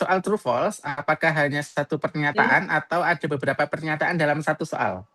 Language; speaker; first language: Indonesian; native; Indonesian